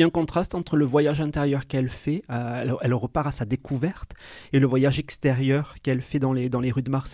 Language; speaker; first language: French; native; French